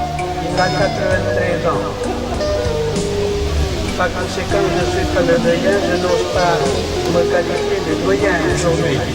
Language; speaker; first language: French; non-native, local second language; Lao